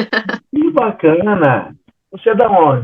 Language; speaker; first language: Portuguese; native; Portuguese